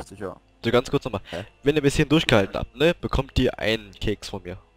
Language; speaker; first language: German; native; German